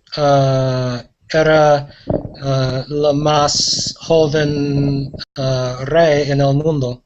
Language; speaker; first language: Spanish; non-native, learner; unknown